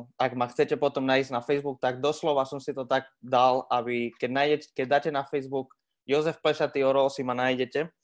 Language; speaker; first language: Slovak; non-native, fluent; Spanish